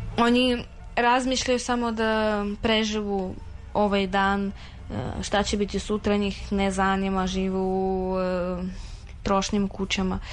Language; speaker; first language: Serbian; non-native, fluent; Russian